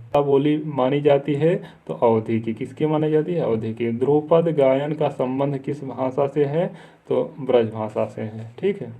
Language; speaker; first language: Hindi; native; Hindi